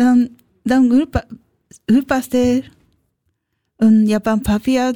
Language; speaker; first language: German; non-native, learner; Japanese